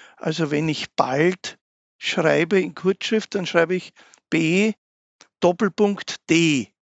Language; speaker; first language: German; native; German